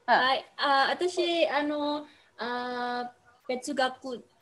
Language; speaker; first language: Japanese; non-native, learner; Indonesian